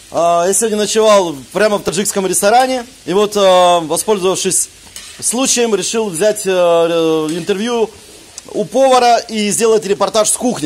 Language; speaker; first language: Russian; native; Russian